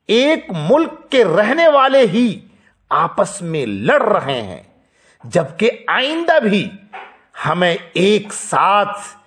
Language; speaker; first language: Urdu; native; Urdu